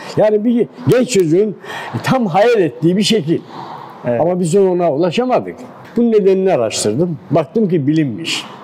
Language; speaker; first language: Turkish; native; Turkish